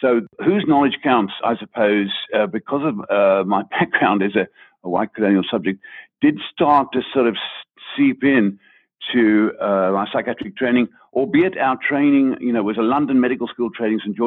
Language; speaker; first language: English; native; English